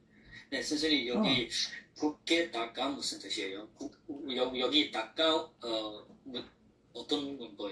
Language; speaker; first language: Korean; non-native, learner; Chinese